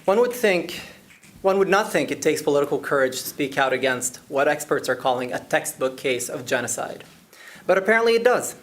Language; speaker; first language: English; non-native, fluent; Arabic